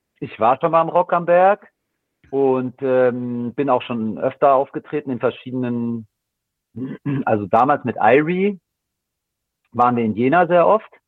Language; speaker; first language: German; native; German